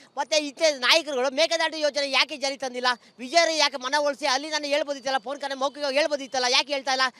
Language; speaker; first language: Kannada; native; Kannada